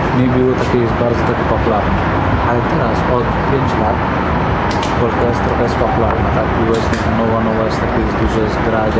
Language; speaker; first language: Polish; non-native, learner; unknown